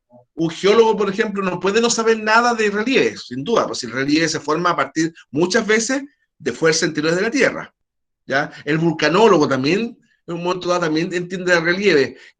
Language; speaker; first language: Spanish; native; Spanish